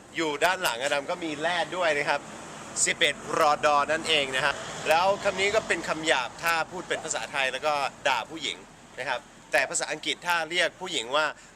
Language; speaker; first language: Thai; non-native, fluent; English